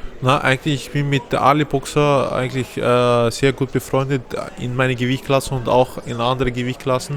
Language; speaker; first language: German; non-native, fluent; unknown